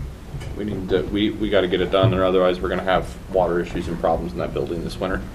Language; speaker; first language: English; native; English